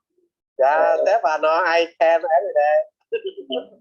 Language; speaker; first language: English; non-native, learner; Vietnamese